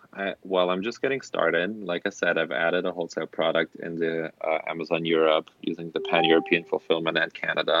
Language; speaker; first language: English; non-native, fluent; German